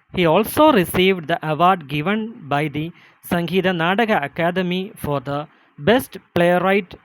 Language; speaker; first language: English; non-native, local second language; Malayalam